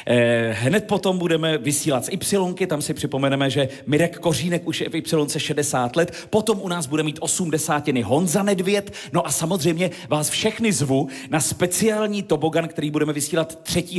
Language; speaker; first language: Czech; native; Czech